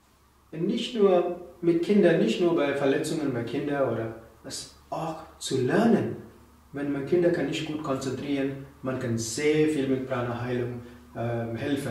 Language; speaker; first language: German; non-native, learner; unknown